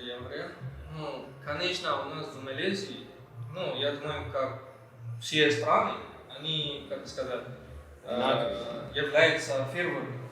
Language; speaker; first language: Russian; non-native, learner; Malay